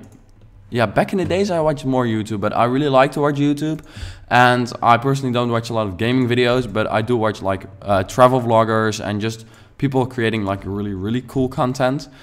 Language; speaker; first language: English; non-native, fluent; Dutch